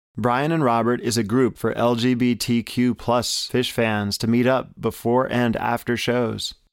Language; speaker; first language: English; native; English